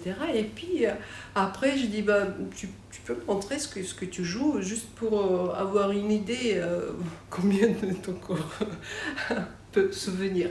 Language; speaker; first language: French; non-native, fluent; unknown